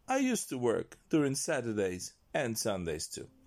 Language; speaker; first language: English; non-native, fluent; Italian